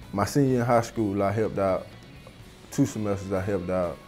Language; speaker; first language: English; native; English